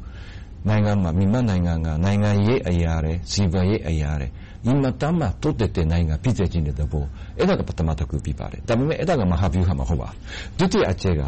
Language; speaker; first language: Burmese; non-native, fluent; Japanese